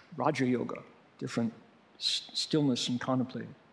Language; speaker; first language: English; native; English